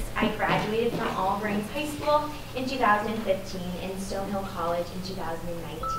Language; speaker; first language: English; native; English